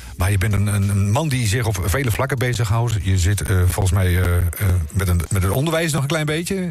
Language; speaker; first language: Dutch; native; Dutch